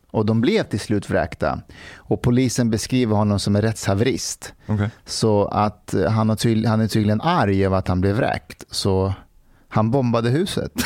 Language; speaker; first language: Swedish; early bilingual, other home language; Persian